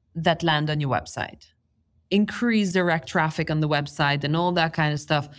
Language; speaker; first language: English; non-native, fluent; Lithuanian